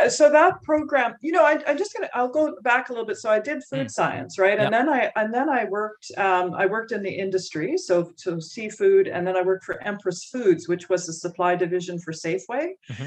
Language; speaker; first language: English; native; English